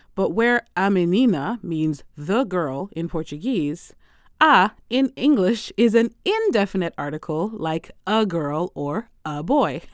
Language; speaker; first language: English; native; English